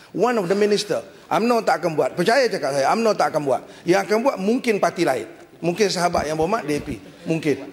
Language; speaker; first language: Malay; native; Malay